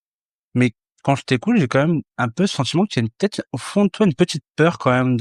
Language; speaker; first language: French; native; French